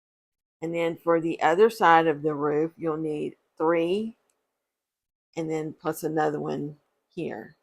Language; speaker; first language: English; native; English